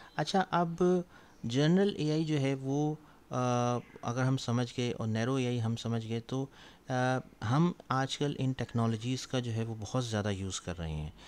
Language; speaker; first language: Urdu; native; Urdu